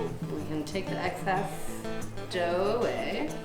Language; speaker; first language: English; native; English